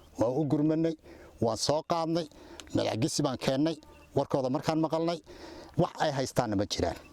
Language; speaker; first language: Somali; native; Somali